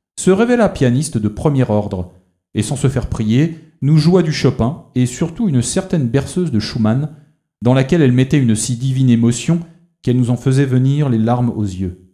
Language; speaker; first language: French; native; French